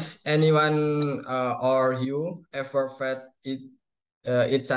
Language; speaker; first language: English; non-native, learner; Indonesian